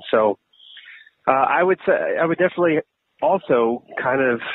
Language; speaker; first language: English; native; English